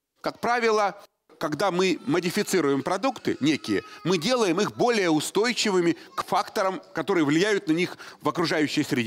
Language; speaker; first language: Russian; native; Russian